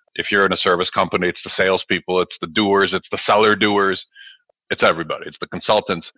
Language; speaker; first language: English; early bilingual, other home language; Russian